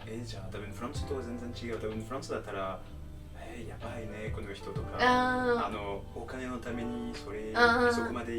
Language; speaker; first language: Japanese; non-native, fluent; French